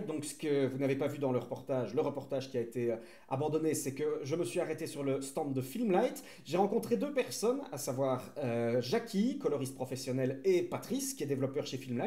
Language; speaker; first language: French; native; French